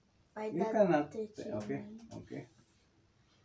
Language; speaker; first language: English; non-native, local second language; Cebuano